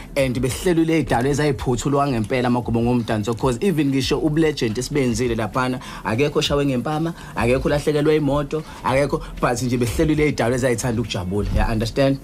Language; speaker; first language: Zulu; native; Zulu